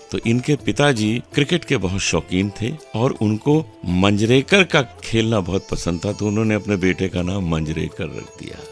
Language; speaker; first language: Hindi; native; Hindi